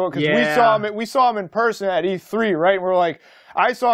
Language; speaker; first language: English; native; English